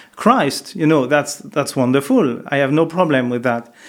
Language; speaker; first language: English; non-native, fluent; French